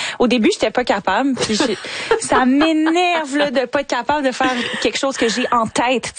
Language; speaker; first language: French; native; French